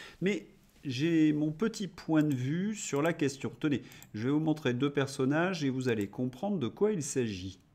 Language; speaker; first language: French; native; French